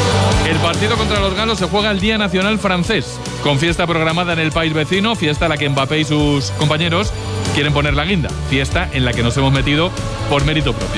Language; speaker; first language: Spanish; native; Spanish